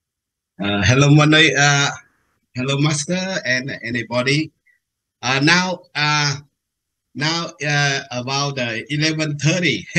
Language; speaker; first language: English; non-native, learner; Vietnamese